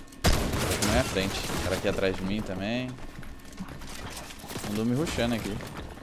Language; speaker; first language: Portuguese; native; Portuguese